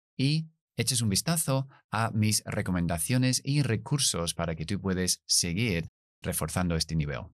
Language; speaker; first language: Spanish; non-native, fluent; English